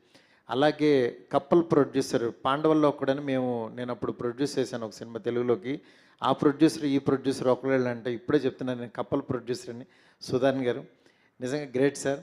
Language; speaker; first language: Telugu; native; Telugu